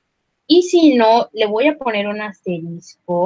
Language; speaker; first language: Spanish; native; Spanish